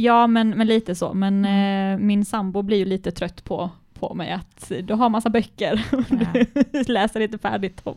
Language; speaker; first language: Swedish; native; Swedish